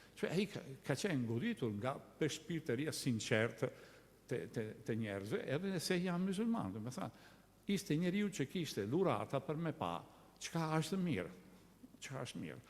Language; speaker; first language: Albanian; non-native, fluent; Italian